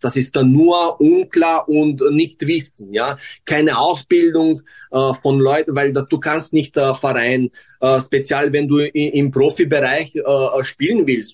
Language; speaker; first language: German; non-native, learner; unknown